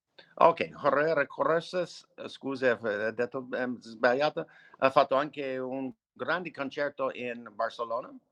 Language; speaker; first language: Italian; non-native, learner; English